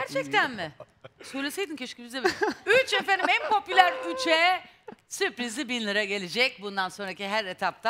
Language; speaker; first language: Turkish; native; Turkish